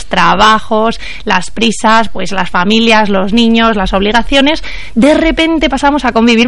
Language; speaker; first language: Spanish; native; Spanish